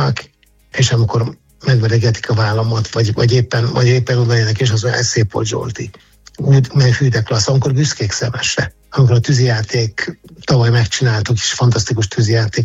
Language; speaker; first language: Hungarian; native; Hungarian